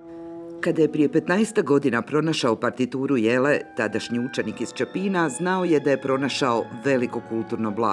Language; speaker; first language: Croatian; native; Croatian